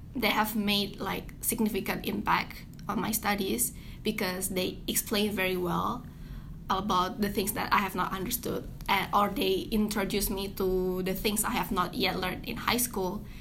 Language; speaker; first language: English; non-native, fluent; Indonesian